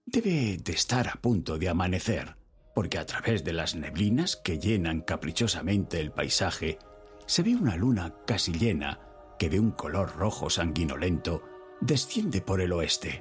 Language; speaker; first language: Spanish; native; Spanish